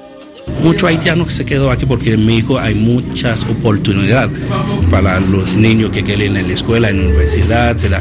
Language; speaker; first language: Spanish; non-native, learner; Haitian Creole